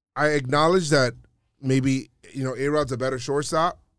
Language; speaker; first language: English; native; English